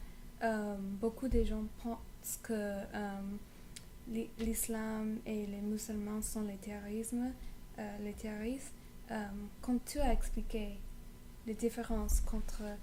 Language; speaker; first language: French; non-native, learner; English